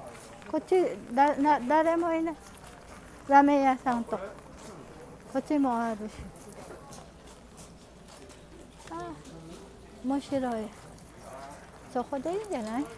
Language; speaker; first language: Japanese; non-native, fluent; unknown